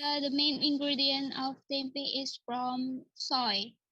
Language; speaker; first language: English; non-native, learner; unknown